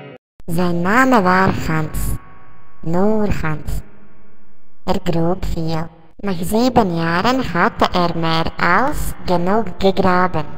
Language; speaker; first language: German; non-native, learner; Latvian